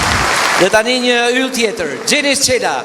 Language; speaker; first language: Albanian; native; Albanian